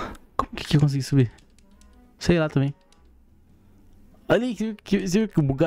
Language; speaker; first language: Portuguese; native; Portuguese